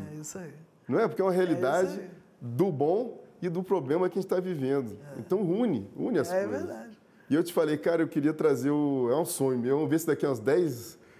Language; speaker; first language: Portuguese; native; Portuguese